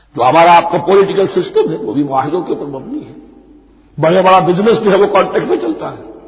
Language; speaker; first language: Urdu; native; Urdu